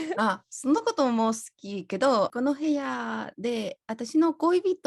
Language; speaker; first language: Japanese; non-native, learner; Spanish